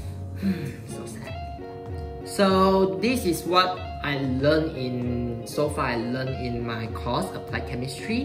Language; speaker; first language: English; non-native, local second language; Chinese